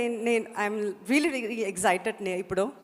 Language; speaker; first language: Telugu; non-native, learner; Tamil